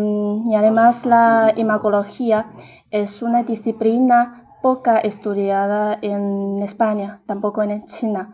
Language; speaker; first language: Spanish; non-native, fluent; Chinese